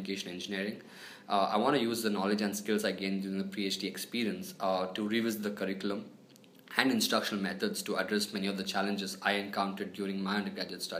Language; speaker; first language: English; non-native, local second language; Telugu